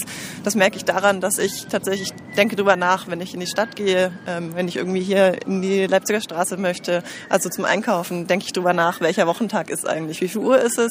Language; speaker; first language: German; native; German